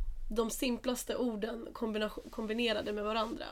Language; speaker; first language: Swedish; native; Swedish